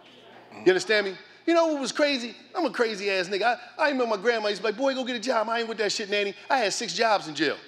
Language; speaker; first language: English; native; English